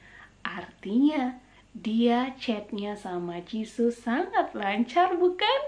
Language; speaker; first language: Indonesian; native; Indonesian